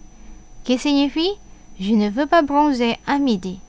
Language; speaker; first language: French; non-native, fluent; Indonesian